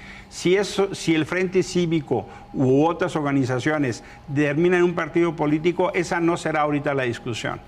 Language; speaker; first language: Spanish; native; Spanish